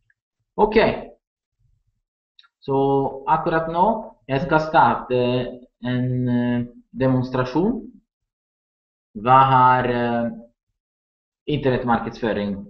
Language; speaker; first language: Norwegian; non-native, learner; Italian